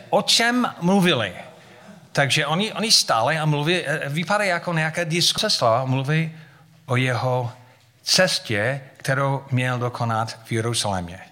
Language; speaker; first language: Czech; non-native, fluent; English